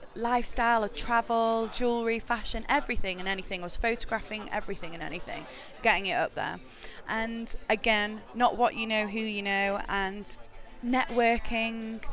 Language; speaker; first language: English; native; English